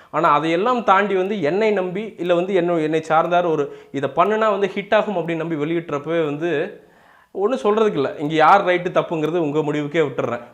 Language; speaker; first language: Tamil; native; Tamil